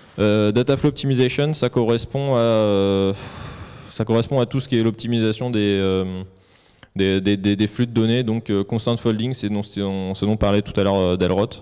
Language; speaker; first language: French; native; French